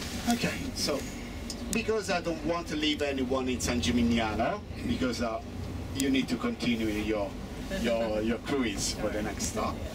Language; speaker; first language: English; non-native, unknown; Italian